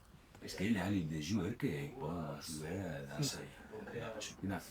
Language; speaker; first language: French; non-native, learner; Italian